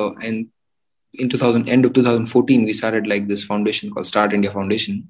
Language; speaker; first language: English; non-native, local second language; Gujarati